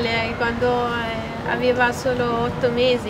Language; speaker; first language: Italian; non-native, fluent; Arabic